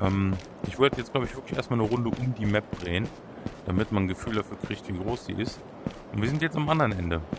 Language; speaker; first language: German; native; German